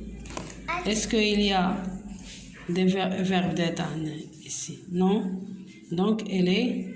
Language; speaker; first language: French; non-native, local second language; Arabic